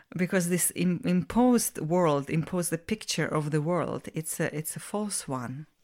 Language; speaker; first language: English; non-native, fluent; Russian